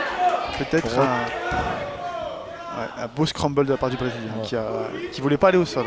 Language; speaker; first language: French; native; French